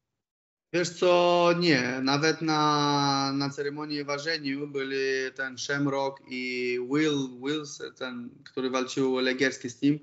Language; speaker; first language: Polish; non-native, fluent; Romanian